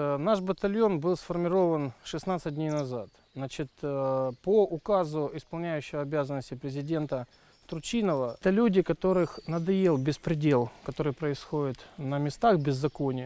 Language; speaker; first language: Russian; native; Russian